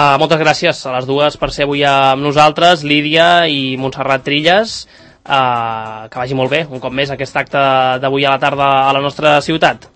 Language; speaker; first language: Catalan; native; Catalan